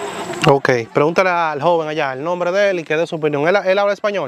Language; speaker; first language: Spanish; native; Spanish